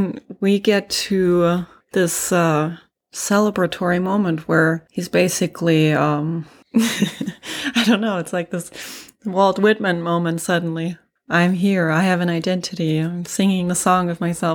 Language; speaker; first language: English; non-native, fluent; Swedish